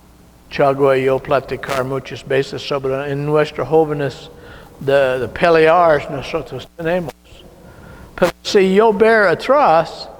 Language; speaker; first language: Spanish; non-native, learner; English